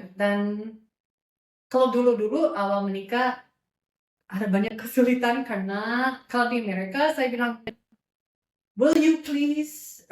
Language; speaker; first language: Indonesian; non-native, fluent; English